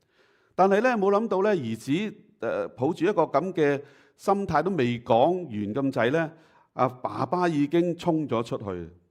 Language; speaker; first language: Chinese; native; Chinese